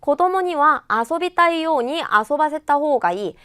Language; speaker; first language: Japanese; non-native, fluent; Korean